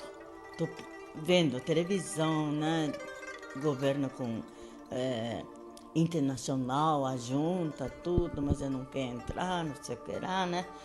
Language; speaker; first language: Portuguese; non-native, learner; Japanese